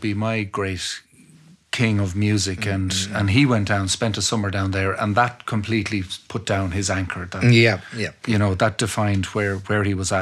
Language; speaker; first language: English; non-native, local second language; Irish